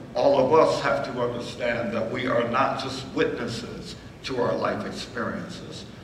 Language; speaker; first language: English; native; English